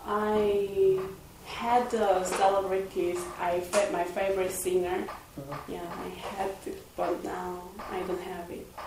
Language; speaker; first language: English; non-native, learner; Korean